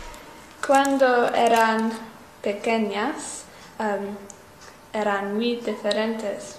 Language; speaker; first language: Spanish; non-native, learner; English